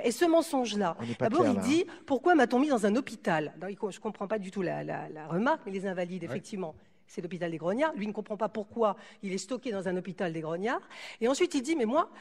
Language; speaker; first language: French; native; French